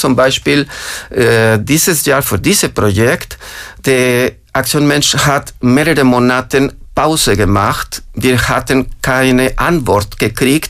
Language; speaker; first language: German; non-native, fluent; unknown